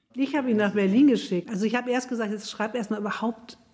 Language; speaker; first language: German; native; German